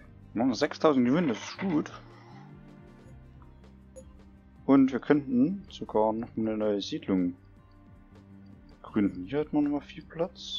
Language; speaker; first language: German; native; German